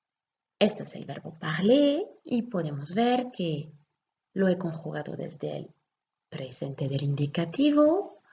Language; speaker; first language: Spanish; non-native, fluent; French